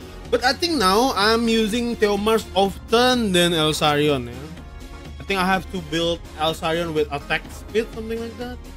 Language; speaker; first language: English; non-native, fluent; Indonesian